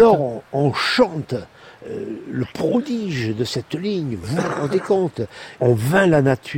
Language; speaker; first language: French; native; French